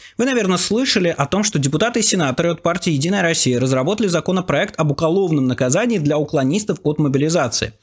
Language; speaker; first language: Russian; native; Russian